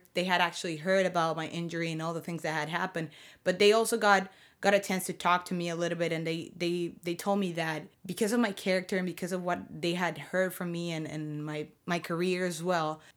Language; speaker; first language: English; non-native, fluent; Spanish